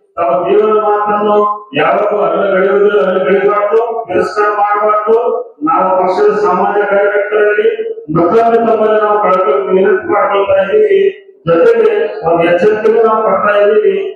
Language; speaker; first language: Kannada; non-native, local second language; Urdu